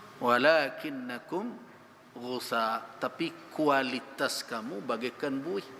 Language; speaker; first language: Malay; non-native, local second language; Minangkabau